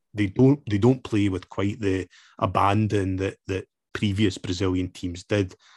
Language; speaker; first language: English; native; English